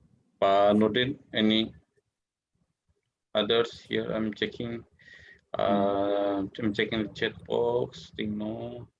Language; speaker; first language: English; non-native, learner; Indonesian